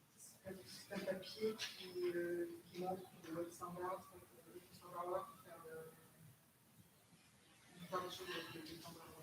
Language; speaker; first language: French; non-native, fluent; Greek